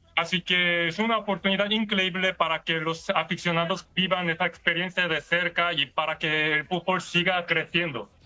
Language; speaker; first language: Spanish; non-native, learner; Korean